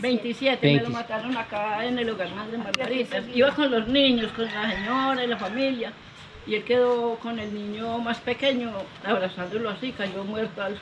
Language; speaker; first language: Spanish; native; Spanish